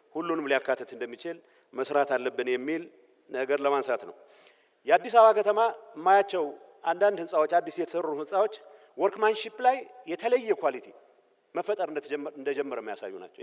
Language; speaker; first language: Amharic; non-native, local second language; Tigrinya